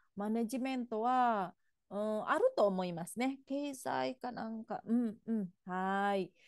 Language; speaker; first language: Japanese; non-native, fluent; Indonesian